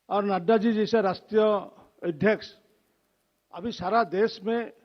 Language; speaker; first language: Hindi; non-native, local second language; Assamese